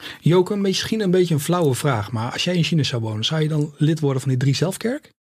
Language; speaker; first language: Dutch; native; Dutch